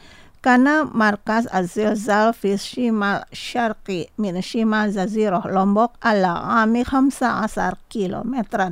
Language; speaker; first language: Arabic; non-native, fluent; Indonesian